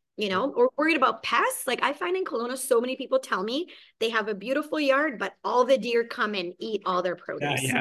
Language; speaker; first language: English; early bilingual, other home language; Hungarian